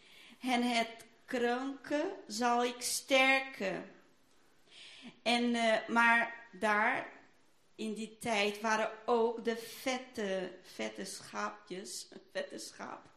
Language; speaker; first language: Dutch; non-native, fluent; Portuguese